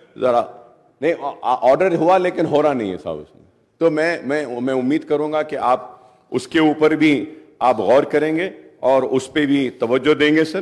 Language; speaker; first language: Urdu; native; Urdu